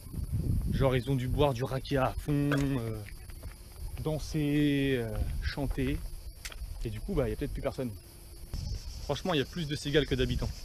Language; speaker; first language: French; native; French